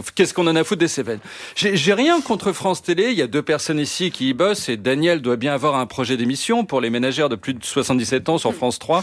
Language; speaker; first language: French; native; French